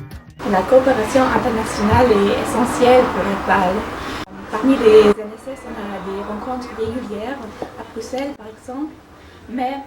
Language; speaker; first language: French; non-native, fluent; German